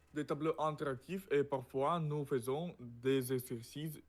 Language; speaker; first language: French; non-native, learner; Russian